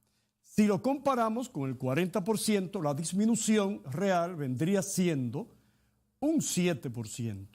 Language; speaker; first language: Spanish; native; Spanish